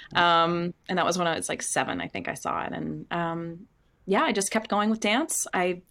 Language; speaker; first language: English; native; English